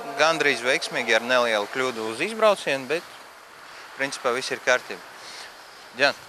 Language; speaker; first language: Latvian; non-native, local second language; Russian